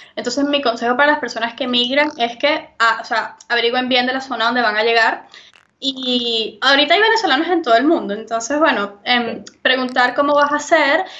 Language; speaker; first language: Spanish; native; Spanish